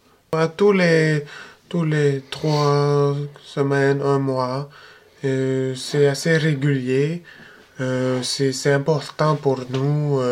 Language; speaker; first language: French; early bilingual, other home language; Spanish